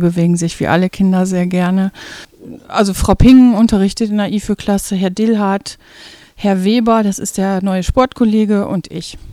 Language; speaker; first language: German; native; German